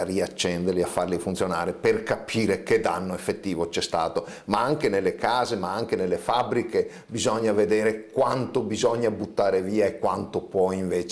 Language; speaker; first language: Italian; native; Italian